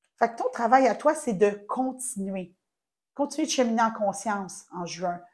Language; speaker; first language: French; native; French